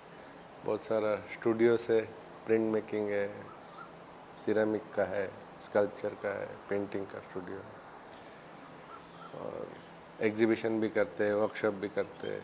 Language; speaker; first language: Hindi; non-native, local second language; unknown